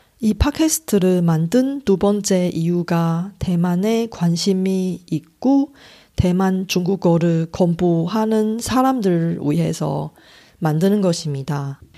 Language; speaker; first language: Korean; non-native, fluent; Chinese